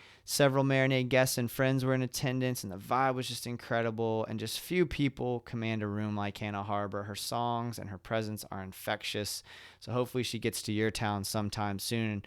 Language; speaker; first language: English; native; English